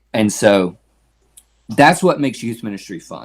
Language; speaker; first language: English; native; English